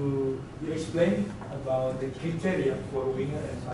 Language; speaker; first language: English; non-native, learner; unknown